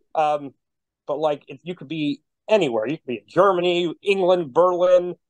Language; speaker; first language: English; native; English